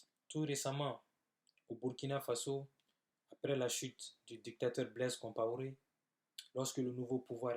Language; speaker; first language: French; non-native, local second language; Bambara